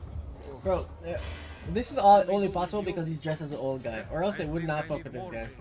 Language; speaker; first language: English; native; English